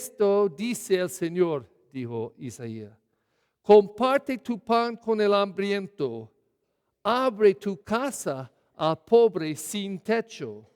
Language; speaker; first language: Spanish; non-native, fluent; English